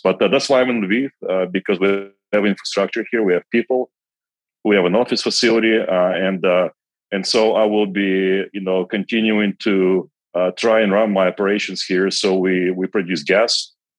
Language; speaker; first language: English; non-native, fluent; Kazakh